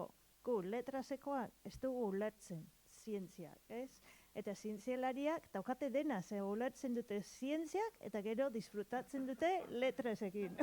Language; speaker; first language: Basque; non-native, learner; English